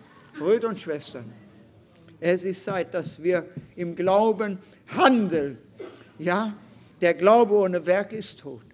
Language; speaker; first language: German; non-native, fluent; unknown